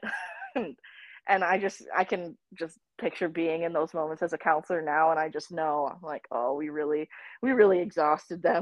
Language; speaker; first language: English; native; English